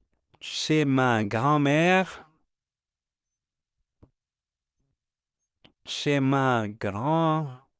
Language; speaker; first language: French; non-native, fluent; Spanish